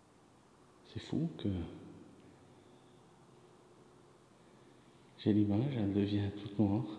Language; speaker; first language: French; native; French